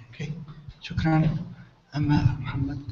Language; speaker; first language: Arabic; native; Arabic